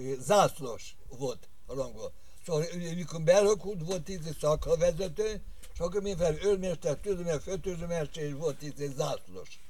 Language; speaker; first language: Hungarian; non-native, local second language; Rusyn